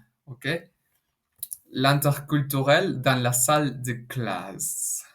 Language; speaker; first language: French; non-native, fluent; Spanish